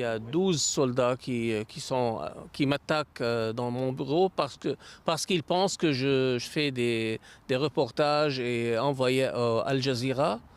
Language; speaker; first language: French; non-native, fluent; Arabic